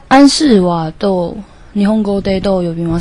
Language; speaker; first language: Japanese; non-native, learner; Chinese